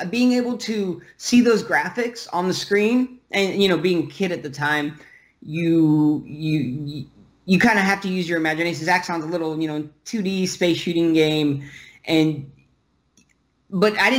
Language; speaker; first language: English; early bilingual, other home language; Russian